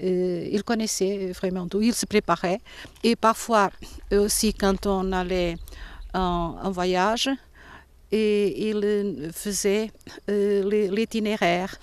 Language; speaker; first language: French; non-native, local second language; Portuguese